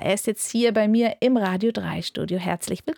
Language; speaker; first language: German; native; German